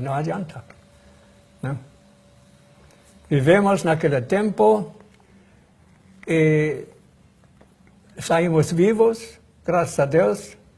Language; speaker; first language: Portuguese; non-native, fluent; German